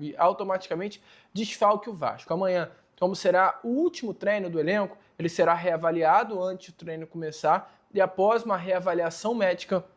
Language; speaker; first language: Portuguese; native; Portuguese